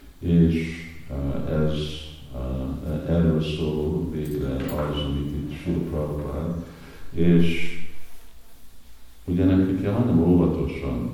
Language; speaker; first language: Hungarian; native; Hungarian